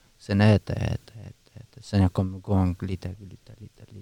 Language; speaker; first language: Swedish; non-native, learner; Persian